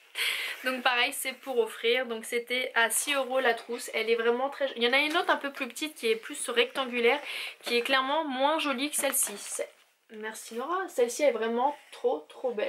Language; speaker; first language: French; native; French